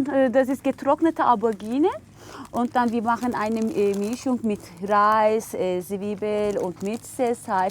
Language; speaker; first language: German; non-native, learner; Turkish